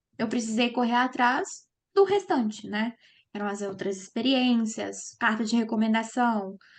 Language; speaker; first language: Portuguese; native; Portuguese